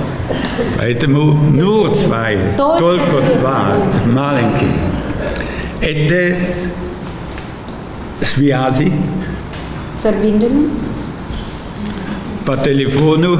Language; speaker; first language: Russian; non-native, learner; German